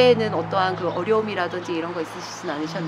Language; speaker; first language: Korean; native; Korean